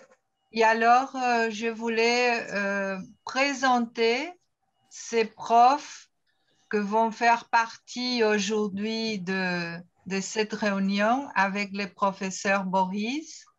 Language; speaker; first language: French; non-native, fluent; Portuguese